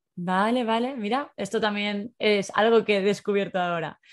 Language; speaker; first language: Spanish; native; Spanish